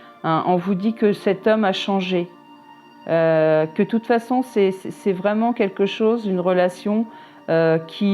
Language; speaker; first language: French; native; French